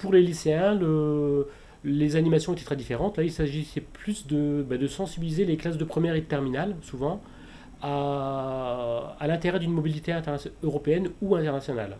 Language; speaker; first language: French; native; French